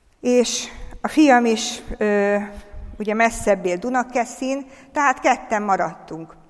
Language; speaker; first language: Hungarian; native; Hungarian